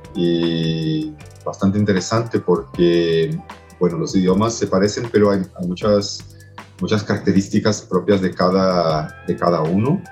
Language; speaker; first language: Spanish; non-native, fluent; Portuguese